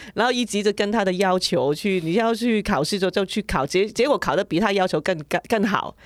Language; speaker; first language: Chinese; non-native, local second language; Cantonese